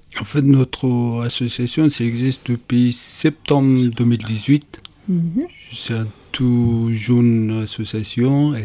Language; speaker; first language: French; non-native, learner; Persian